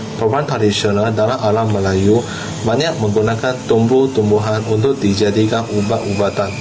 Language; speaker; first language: Malay; non-native, local second language; Chinese